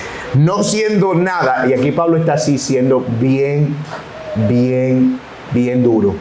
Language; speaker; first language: Spanish; native; Spanish